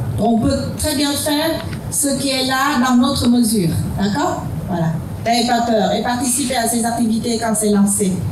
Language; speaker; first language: French; non-native, fluent; Vietnamese